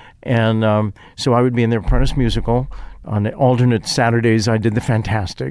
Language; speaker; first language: English; native; English